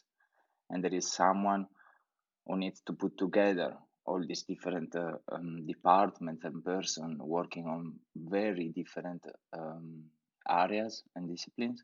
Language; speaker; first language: English; non-native, fluent; Italian